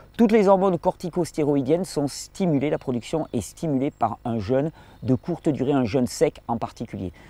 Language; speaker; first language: French; native; French